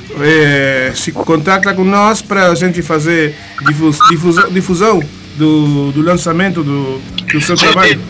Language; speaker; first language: Portuguese; non-native, learner; Spanish